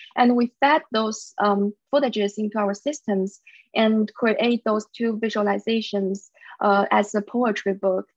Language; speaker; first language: English; non-native, fluent; Chinese